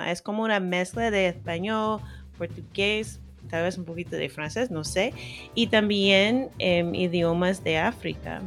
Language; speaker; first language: Spanish; non-native, fluent; English